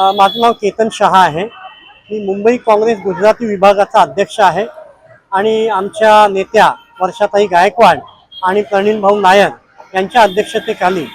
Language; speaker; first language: Marathi; non-native, local second language; Gujarati